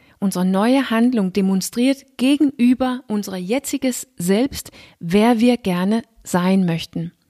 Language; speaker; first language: German; non-native, fluent; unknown